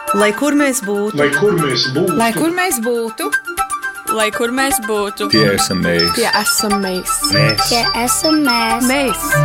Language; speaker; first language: Latvian; early bilingual, heritage; Latvian